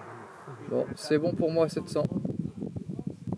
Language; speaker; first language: French; native; French